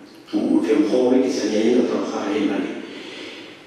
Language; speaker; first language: Spanish; early bilingual, heritage; French